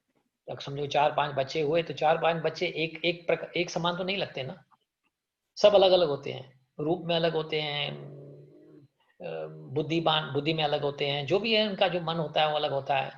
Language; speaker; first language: Hindi; native; Hindi